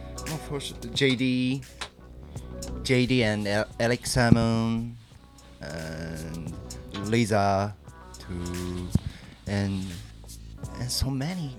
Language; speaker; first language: English; non-native, learner; Japanese